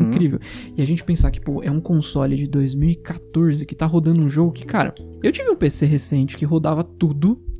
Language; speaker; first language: Portuguese; native; Portuguese